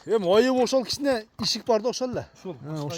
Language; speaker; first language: Kyrgyz; native; Kyrgyz